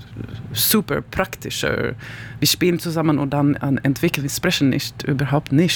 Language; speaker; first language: German; non-native, learner; Swedish